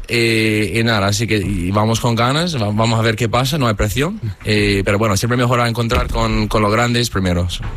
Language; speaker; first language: Spanish; non-native, fluent; English